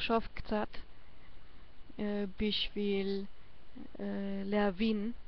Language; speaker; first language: Hebrew; non-native, learner; German